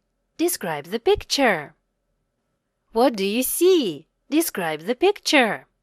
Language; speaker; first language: English; non-native, fluent; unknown